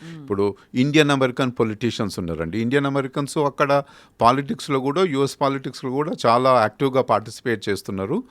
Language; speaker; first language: Telugu; native; Telugu